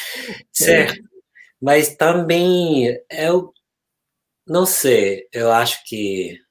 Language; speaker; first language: Portuguese; non-native, fluent; English